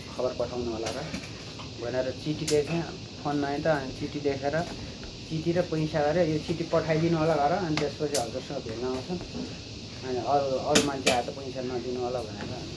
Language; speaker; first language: Nepali; native; Nepali